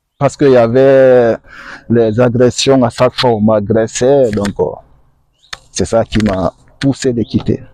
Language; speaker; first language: French; non-native, local second language; Fula